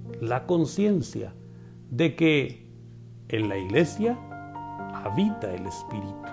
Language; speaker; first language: Spanish; native; Spanish